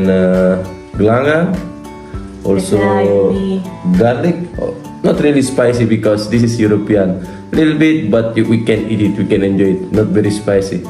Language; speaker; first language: English; non-native, fluent; Indonesian